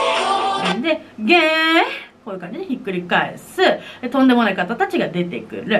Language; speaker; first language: Japanese; native; Japanese